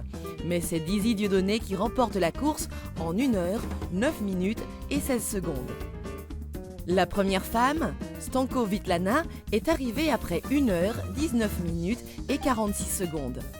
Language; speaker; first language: French; native; French